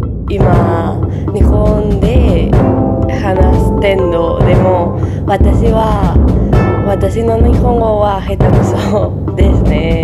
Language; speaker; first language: Japanese; non-native, learner; Spanish